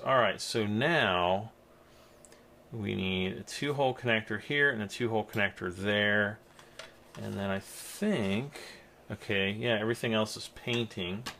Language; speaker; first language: English; native; English